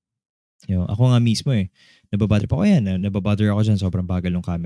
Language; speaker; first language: Filipino; native; Filipino